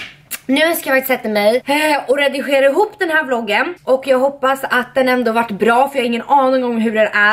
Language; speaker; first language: Swedish; native; Swedish